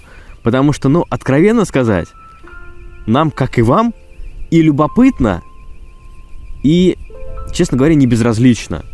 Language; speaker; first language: Russian; native; Russian